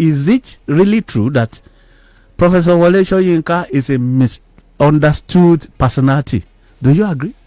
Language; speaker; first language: English; non-native, local second language; Yoruba